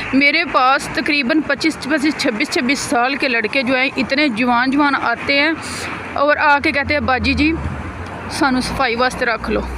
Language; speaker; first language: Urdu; non-native, local second language; Punjabi